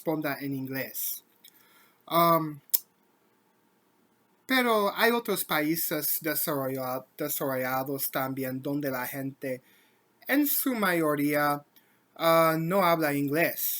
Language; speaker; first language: Spanish; non-native, learner; English